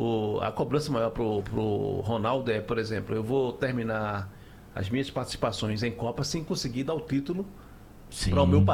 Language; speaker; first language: Portuguese; native; Portuguese